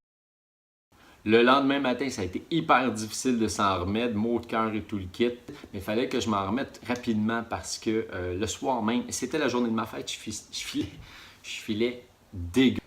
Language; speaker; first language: French; native; French